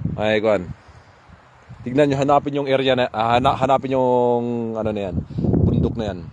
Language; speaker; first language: Filipino; non-native, local second language; Waray